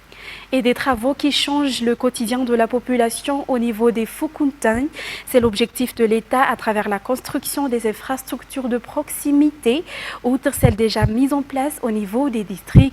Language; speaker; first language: French; non-native, local second language; Malagasy